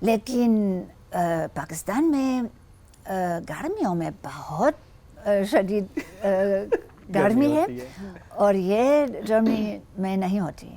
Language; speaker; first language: Hindi; non-native, learner; German